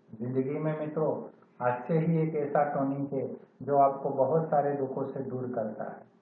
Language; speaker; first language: Hindi; non-native, local second language; Gujarati